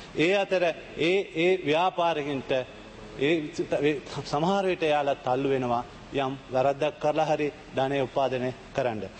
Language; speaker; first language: Sinhala; non-native, local second language; Tamil